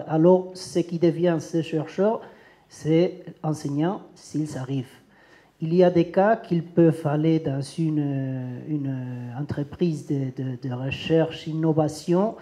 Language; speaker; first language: French; non-native, learner; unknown